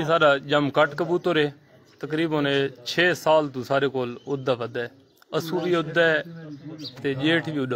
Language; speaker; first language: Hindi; non-native, local second language; Punjabi